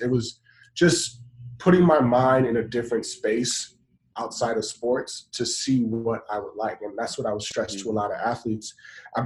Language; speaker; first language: English; native; English